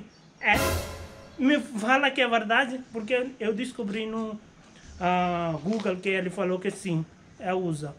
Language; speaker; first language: Portuguese; non-native, learner; Hindi